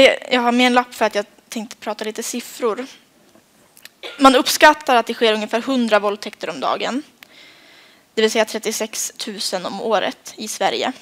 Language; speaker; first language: Swedish; native; Swedish